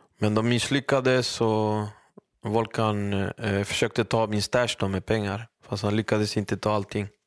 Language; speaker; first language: Swedish; early bilingual, other home language; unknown